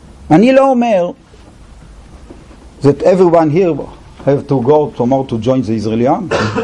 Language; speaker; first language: English; non-native, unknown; Hebrew